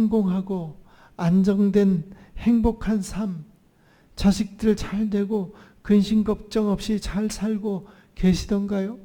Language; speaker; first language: Korean; native; Korean